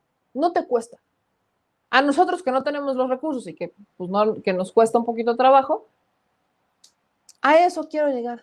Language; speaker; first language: Spanish; native; Spanish